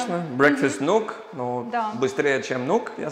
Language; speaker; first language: Russian; non-native, learner; English